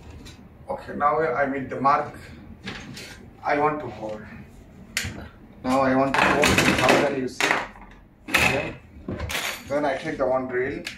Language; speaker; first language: English; non-native, learner; Bangla